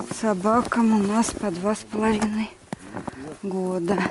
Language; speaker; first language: Russian; native; Russian